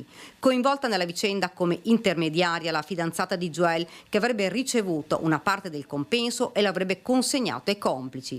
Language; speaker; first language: Italian; native; Italian